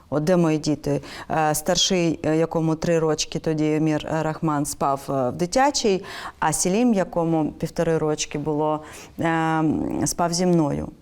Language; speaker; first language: Ukrainian; non-native, local second language; Crimean Tatar